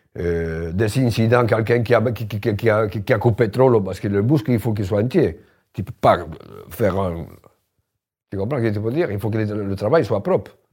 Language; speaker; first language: French; non-native, fluent; Spanish